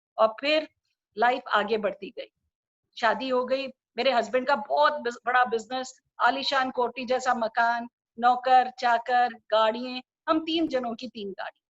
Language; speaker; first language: Hindi; non-native, local second language; Urdu